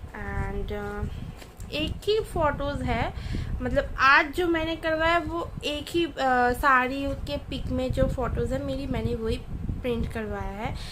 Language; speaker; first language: Hindi; non-native, local second language; Bangla